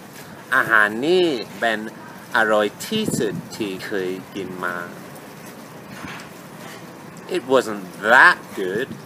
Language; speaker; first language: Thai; non-native, fluent; English